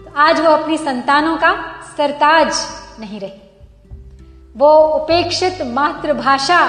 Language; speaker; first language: Hindi; native; Hindi